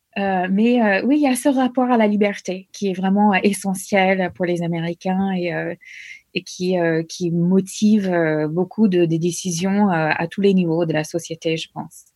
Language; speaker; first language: French; non-native, fluent; English